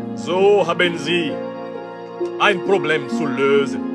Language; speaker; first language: German; non-native, learner; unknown